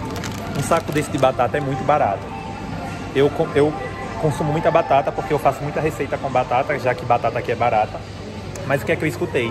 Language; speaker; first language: Portuguese; native; Portuguese